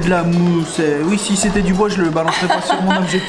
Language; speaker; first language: French; native; French